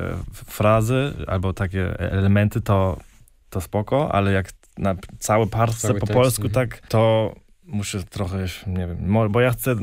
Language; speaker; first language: Polish; early bilingual, heritage; German